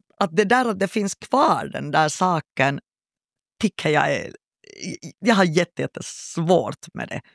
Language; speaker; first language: Swedish; native; Swedish